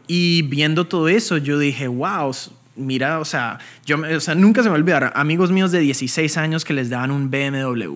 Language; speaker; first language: Spanish; early bilingual, heritage; Spanish